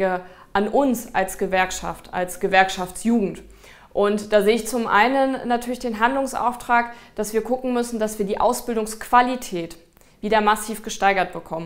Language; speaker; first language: German; native; German